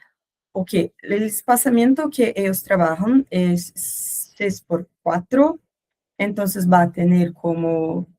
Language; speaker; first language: Spanish; non-native, learner; Portuguese